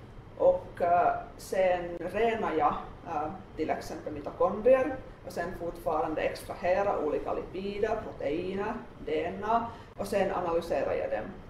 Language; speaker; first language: Swedish; non-native, local second language; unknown